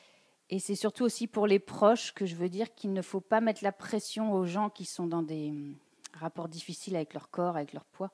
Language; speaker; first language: French; native; French